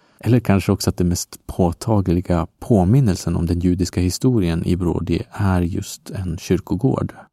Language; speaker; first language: Swedish; non-native, fluent; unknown